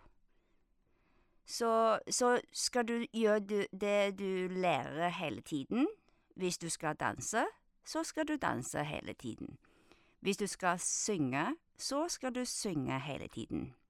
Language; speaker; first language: Norwegian; non-native, fluent; Chinese